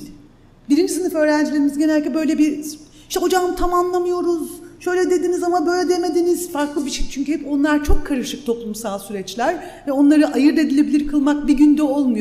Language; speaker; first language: Turkish; native; Turkish